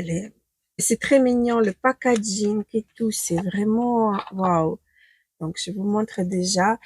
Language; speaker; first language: French; non-native, fluent; Ukrainian